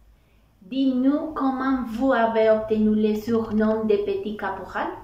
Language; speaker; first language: French; non-native, learner; Spanish